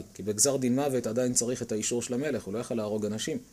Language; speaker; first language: Hebrew; native; Hebrew